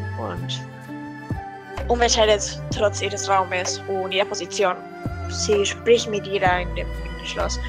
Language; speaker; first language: German; non-native, learner; Spanish